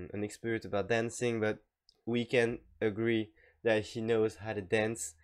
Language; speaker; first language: English; non-native, fluent; French